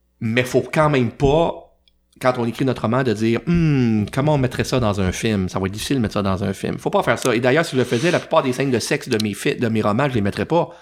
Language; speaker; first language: French; native; French